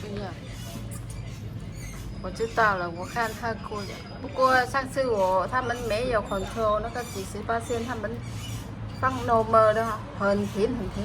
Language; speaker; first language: Chinese; non-native, fluent; Vietnamese